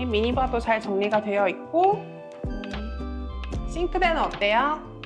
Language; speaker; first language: Korean; native; Korean